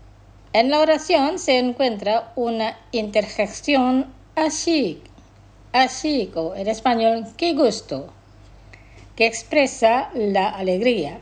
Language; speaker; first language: Spanish; non-native, fluent; Indonesian